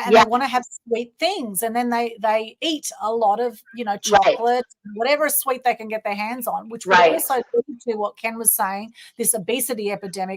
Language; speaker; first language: English; native; English